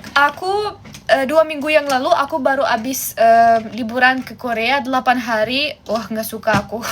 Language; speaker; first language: Indonesian; non-native, fluent; German